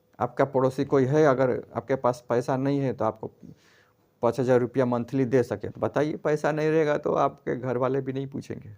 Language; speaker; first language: Hindi; native; Hindi